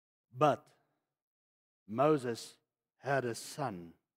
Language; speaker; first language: English; non-native, local second language; Afrikaans